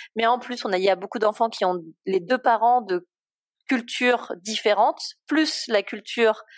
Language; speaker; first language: French; native; French